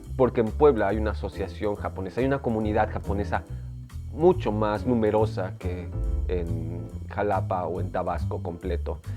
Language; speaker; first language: Spanish; native; Spanish